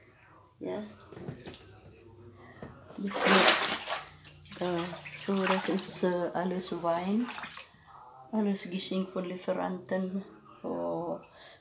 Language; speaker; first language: German; non-native, learner; Filipino